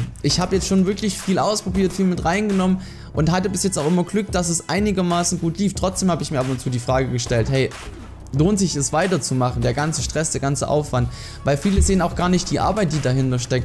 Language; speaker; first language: German; native; German